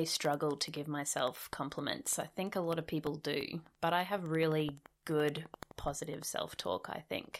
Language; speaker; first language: English; native; English